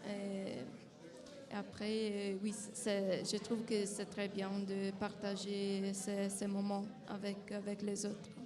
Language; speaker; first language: French; non-native, fluent; Italian